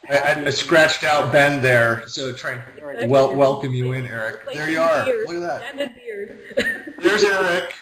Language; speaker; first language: English; native; English